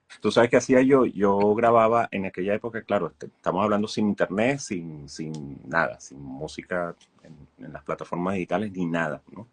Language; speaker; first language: Spanish; native; Spanish